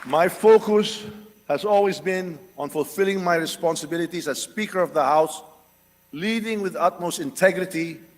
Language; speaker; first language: English; non-native, local second language; Filipino